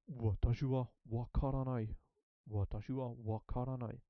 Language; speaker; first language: Japanese; non-native, learner; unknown